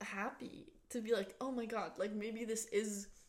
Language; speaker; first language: English; non-native, fluent; Spanish